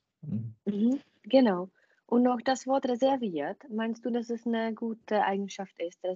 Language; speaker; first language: German; non-native, fluent; Czech